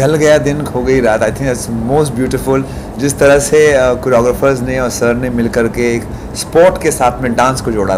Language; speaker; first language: Hindi; native; Hindi